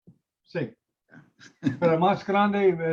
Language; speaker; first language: Spanish; non-native, fluent; English